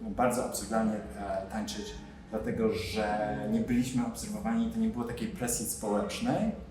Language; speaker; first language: Polish; non-native, learner; English